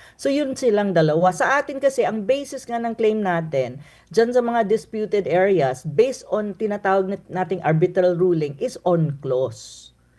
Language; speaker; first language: Filipino; non-native, local second language; Cebuano